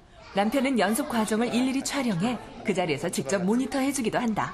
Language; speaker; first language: Korean; native; Korean